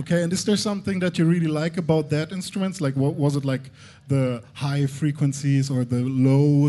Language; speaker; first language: English; non-native, fluent; German